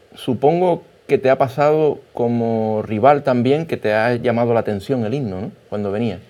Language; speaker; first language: Spanish; native; Spanish